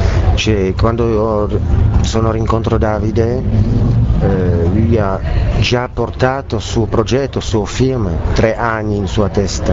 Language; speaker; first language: Italian; non-native, learner; Czech